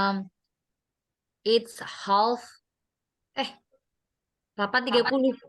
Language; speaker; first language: English; non-native, learner; Indonesian